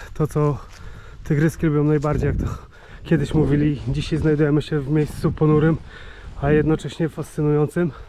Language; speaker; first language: Polish; native; Polish